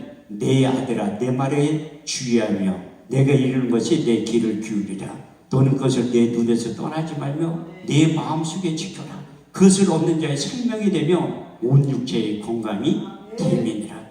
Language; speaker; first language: Korean; native; Korean